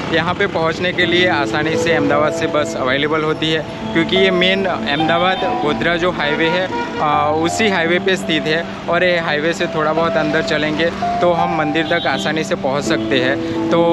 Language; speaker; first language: Hindi; non-native, local second language; Gujarati